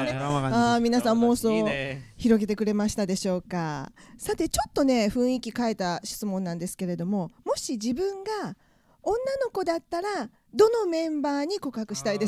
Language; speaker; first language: Japanese; native; Japanese